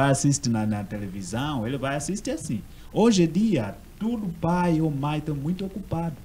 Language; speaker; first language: Portuguese; non-native, learner; Swahili